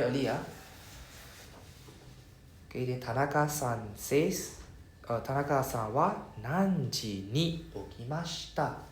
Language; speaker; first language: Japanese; non-native, fluent; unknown